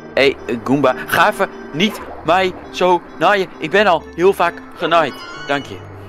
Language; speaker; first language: Dutch; native; Dutch